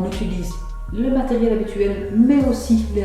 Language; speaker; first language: French; native; French